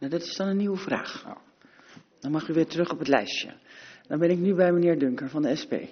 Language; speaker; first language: Dutch; native; Dutch